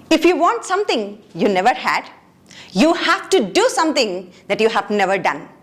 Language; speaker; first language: English; non-native, local second language; Telugu